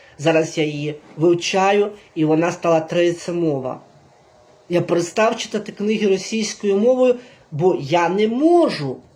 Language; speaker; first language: Ukrainian; native; Ukrainian